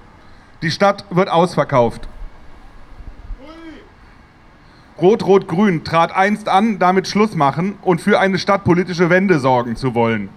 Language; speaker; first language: German; native; German